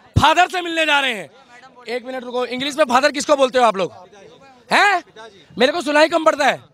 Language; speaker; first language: Hindi; native; Hindi